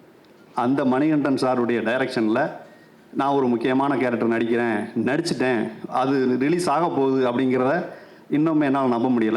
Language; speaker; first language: Tamil; native; Tamil